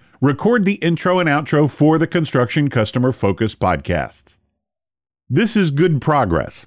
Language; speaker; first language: English; native; English